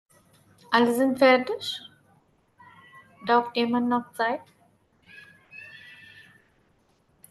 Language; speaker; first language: German; non-native, learner; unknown